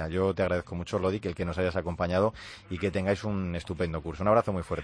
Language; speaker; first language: Spanish; native; Spanish